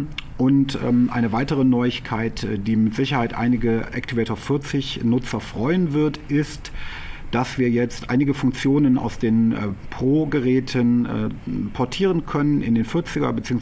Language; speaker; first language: German; native; German